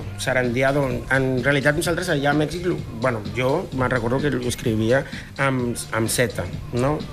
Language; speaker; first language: Catalan; non-native, fluent; Spanish